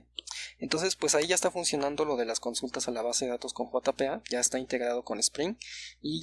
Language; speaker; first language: Spanish; native; Spanish